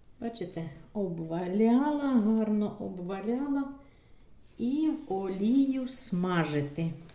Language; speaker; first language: Ukrainian; non-native, local second language; Russian